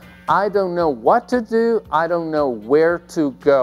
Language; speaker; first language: English; non-native, fluent; Spanish